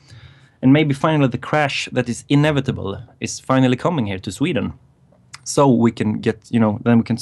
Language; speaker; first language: English; non-native, fluent; Swedish